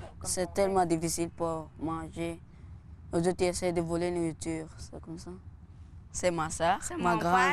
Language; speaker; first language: French; non-native, learner; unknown